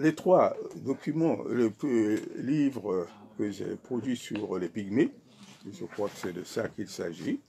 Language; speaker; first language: French; non-native, local second language; Sango